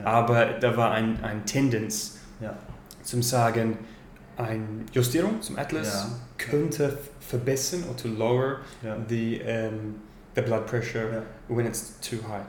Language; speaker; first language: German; non-native, learner; English